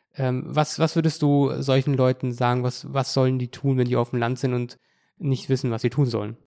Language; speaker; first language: German; native; German